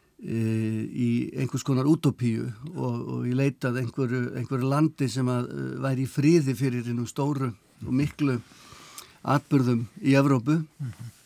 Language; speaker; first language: Icelandic; native; Icelandic